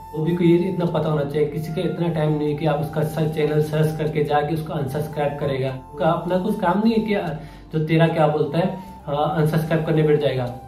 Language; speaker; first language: Hindi; non-native, local second language; Nepali